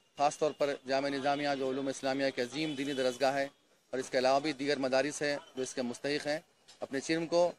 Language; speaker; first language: Urdu; native; Urdu